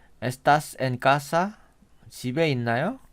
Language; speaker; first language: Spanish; non-native, learner; Korean